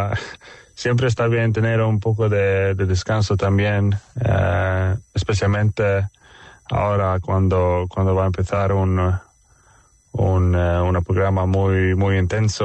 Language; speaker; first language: Spanish; non-native, fluent; Swedish